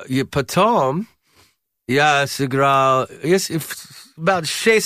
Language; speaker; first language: Russian; non-native, learner; English